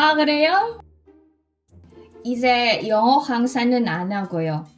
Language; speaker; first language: Korean; non-native, learner; Filipino